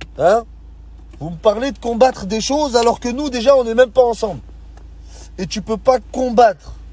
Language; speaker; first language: French; early bilingual, other home language; Arabic